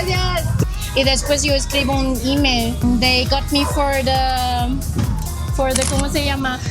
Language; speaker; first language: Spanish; non-native, learner; Chinese